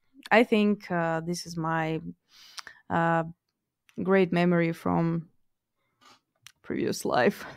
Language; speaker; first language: English; non-native, fluent; Russian